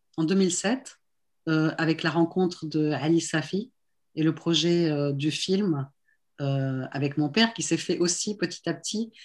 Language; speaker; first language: French; non-native, local second language; Arabic